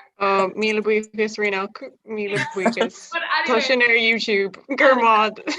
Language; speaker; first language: Irish; non-native, local second language; English